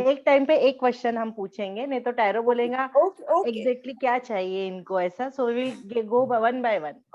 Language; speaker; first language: Hindi; native; Hindi